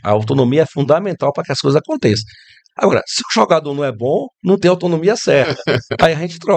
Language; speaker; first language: Portuguese; native; Portuguese